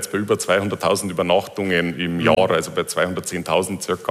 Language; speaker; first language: German; native; German